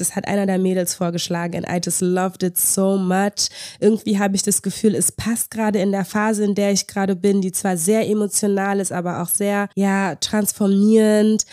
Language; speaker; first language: German; native; German